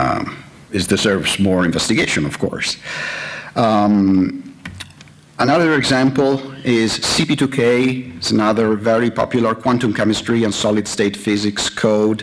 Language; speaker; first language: English; non-native, fluent; Italian